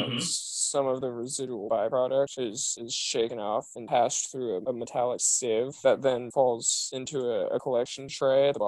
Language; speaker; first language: English; native; English